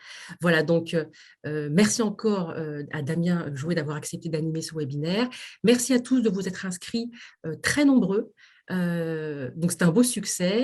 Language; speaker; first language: French; native; French